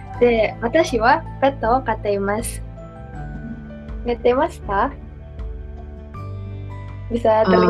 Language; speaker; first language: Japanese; non-native, learner; Indonesian